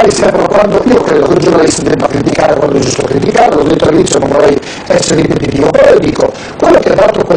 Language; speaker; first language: Italian; native; Italian